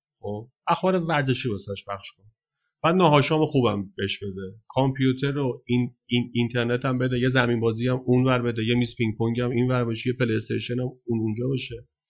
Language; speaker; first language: Persian; native; Persian